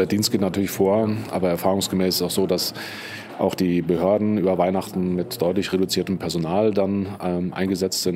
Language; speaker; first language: German; native; German